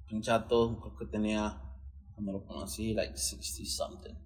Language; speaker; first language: Spanish; early bilingual, heritage; Spanish